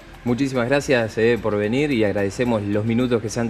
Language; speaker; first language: Spanish; native; Spanish